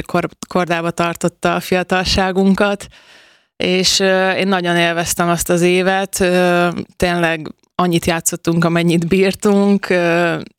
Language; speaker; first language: Hungarian; native; Hungarian